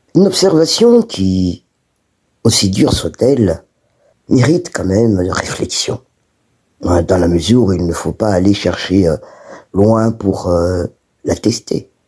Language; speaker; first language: French; non-native, local second language; Malagasy